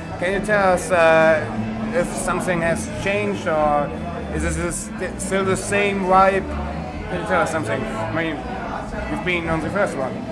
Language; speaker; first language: English; non-native, fluent; German